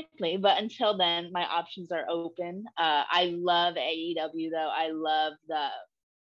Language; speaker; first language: English; native; English